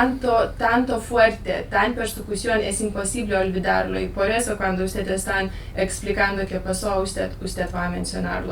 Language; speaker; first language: Spanish; non-native, learner; Lithuanian